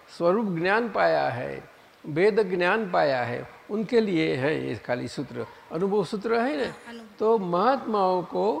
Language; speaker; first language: Hindi; non-native, local second language; Gujarati